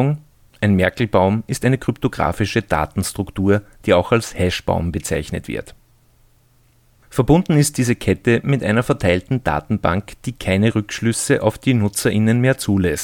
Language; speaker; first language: German; native; German